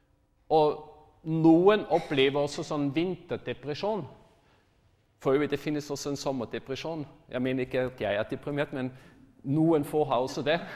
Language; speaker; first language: Norwegian; non-native, fluent; German